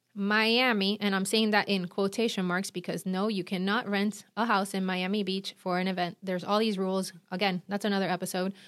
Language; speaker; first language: English; non-native, fluent; Spanish